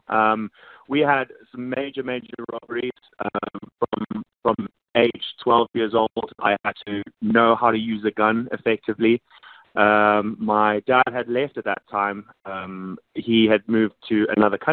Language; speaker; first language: English; native; English